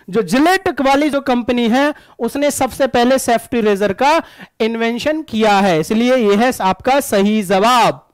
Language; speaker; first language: Hindi; native; Hindi